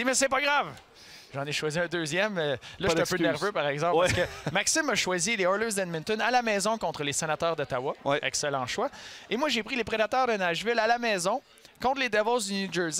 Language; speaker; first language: French; native; French